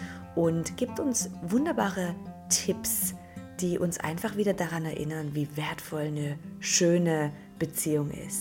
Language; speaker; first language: German; native; German